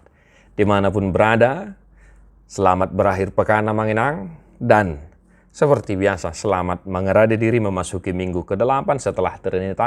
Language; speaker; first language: Indonesian; non-native, local second language; Batak Toba